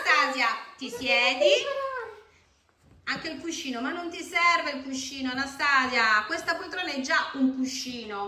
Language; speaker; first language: Italian; native; Italian